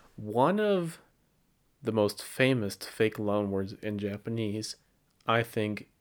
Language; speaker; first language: English; native; English